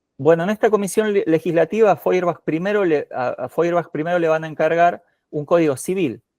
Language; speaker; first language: Spanish; native; Spanish